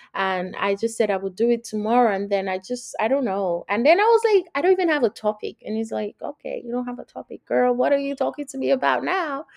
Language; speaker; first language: English; non-native, local second language; Yoruba